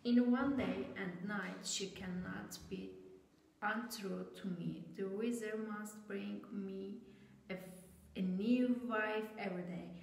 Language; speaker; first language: English; non-native, learner; Turkish